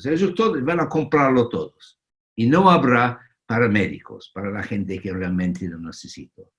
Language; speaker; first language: Spanish; non-native, fluent; English